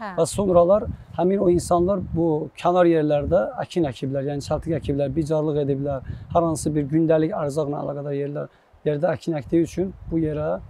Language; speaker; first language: Azerbaijani; non-native, local second language; Talysh